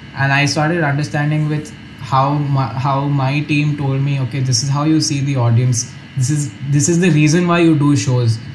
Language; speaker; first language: English; non-native, local second language; Hindi